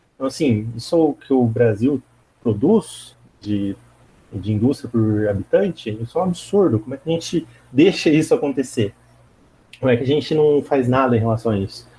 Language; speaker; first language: Portuguese; native; Portuguese